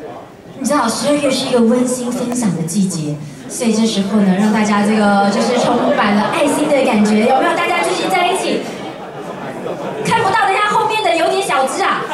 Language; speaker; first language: Chinese; native; Chinese